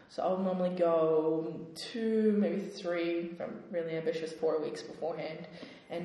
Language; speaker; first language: English; native; English